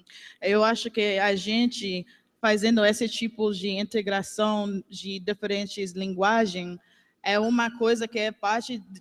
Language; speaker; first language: Portuguese; non-native, learner; English